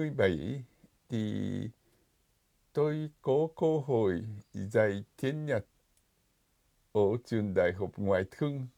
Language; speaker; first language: Vietnamese; non-native, fluent; Japanese